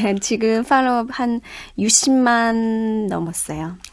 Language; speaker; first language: Korean; non-native, fluent; Chinese